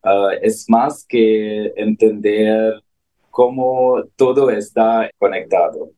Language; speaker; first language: Spanish; non-native, learner; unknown